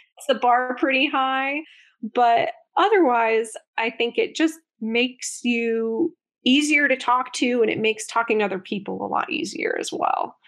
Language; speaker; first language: English; native; English